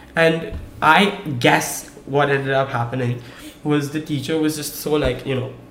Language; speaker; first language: English; non-native, local second language; Hindi